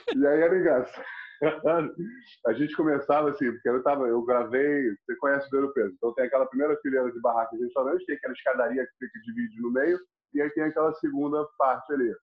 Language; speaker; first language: Portuguese; non-native, fluent; English